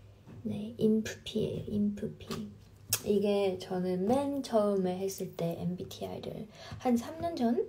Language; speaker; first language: Korean; non-native, fluent; Chinese